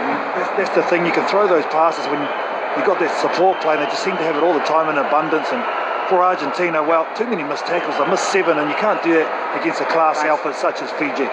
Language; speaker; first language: English; native; English